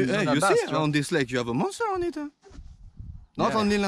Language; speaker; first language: English; non-native, learner; French